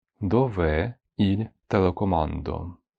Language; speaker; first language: Italian; non-native, fluent; Ukrainian